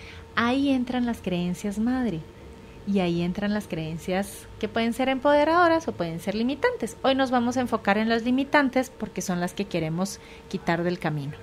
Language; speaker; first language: Spanish; native; Spanish